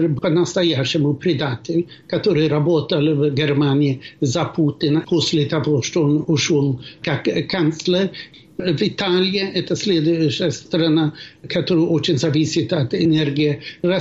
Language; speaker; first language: Russian; non-native, fluent; Swedish